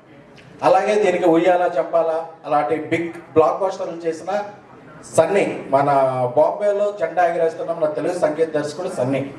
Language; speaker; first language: Telugu; native; Telugu